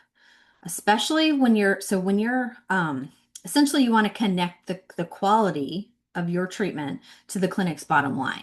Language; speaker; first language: English; native; English